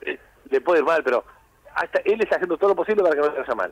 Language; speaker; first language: Spanish; native; Spanish